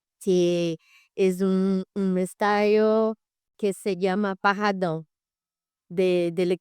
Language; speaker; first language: Spanish; non-native, fluent; Portuguese